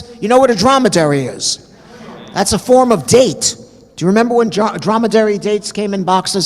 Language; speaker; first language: English; native; English